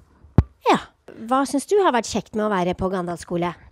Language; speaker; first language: Norwegian; native; Norwegian